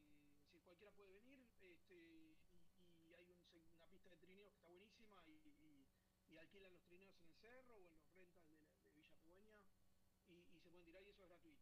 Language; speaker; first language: Spanish; native; Spanish